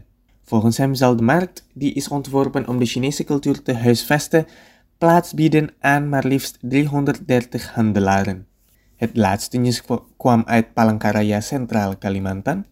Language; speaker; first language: Dutch; non-native, fluent; Indonesian